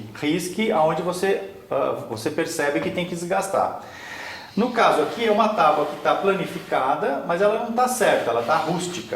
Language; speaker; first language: Portuguese; native; Portuguese